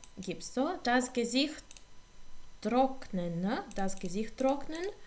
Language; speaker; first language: German; non-native, fluent; Ukrainian